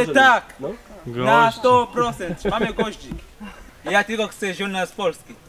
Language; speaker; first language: Polish; non-native, learner; Swahili